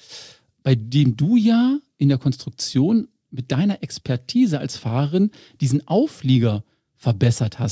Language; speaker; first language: German; native; German